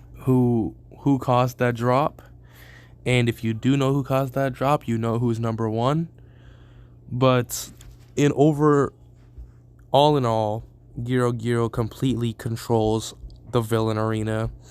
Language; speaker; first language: English; native; English